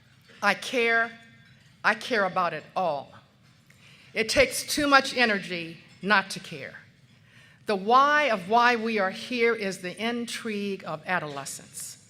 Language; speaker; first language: English; native; English